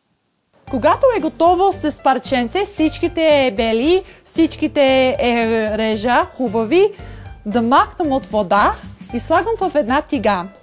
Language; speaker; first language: Bulgarian; non-native, learner; English